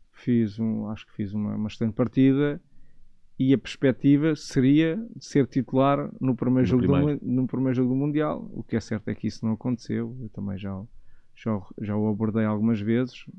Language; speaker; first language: Portuguese; native; Portuguese